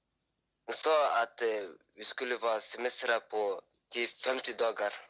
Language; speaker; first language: Swedish; early bilingual, other home language; Somali